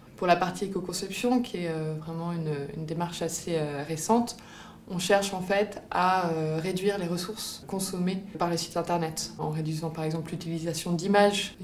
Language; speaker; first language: French; native; French